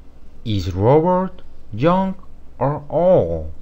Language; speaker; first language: English; non-native, fluent; Spanish